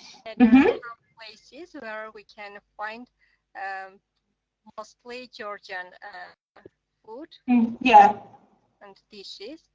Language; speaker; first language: English; non-native, learner; Armenian